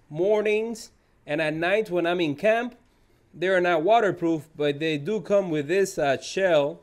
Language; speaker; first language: English; native; English